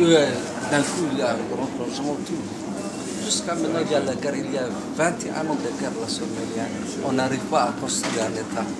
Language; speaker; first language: French; non-native, fluent; Somali